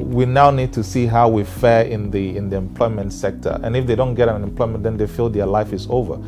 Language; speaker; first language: English; non-native, local second language; Ewe